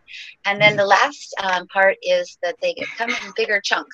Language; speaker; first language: English; native; English